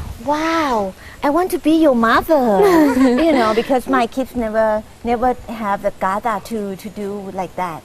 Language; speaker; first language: English; non-native, learner; Thai